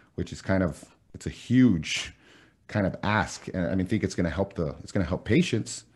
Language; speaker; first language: English; early bilingual, other home language; Spanish